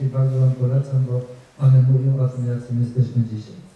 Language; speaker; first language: Polish; native; Polish